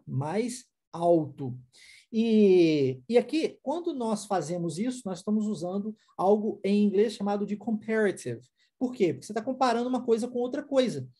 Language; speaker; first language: Portuguese; non-native, fluent; English